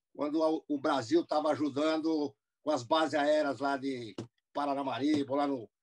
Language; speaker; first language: Portuguese; non-native, fluent; English